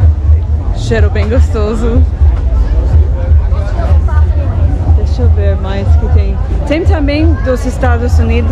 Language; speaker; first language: Portuguese; non-native, fluent; English